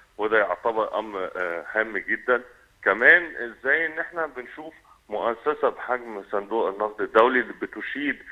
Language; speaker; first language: Arabic; native; Arabic